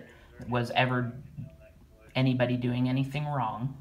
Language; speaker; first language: English; native; English